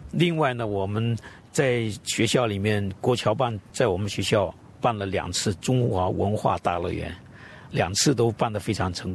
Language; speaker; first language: Chinese; native; Chinese